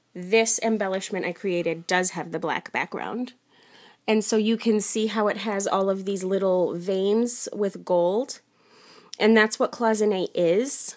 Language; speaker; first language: English; native; English